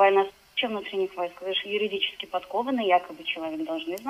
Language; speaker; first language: Russian; native; Russian